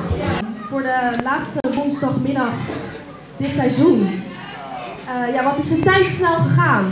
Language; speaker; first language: Dutch; native; Dutch